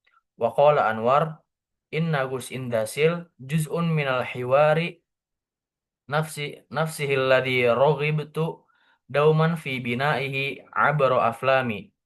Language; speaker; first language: Arabic; non-native, learner; Indonesian